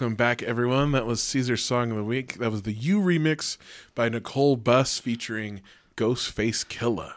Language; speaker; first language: English; native; English